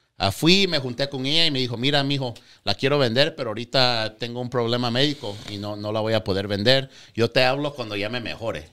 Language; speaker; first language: Spanish; native; Spanish